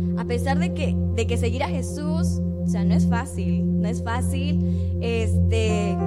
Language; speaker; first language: Spanish; native; Spanish